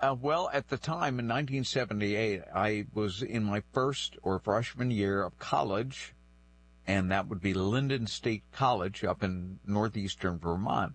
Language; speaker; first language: English; non-native, local second language; French